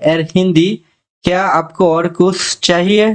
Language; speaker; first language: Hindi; non-native, learner; Bangla